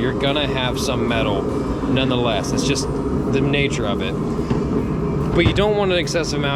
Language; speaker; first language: English; native; English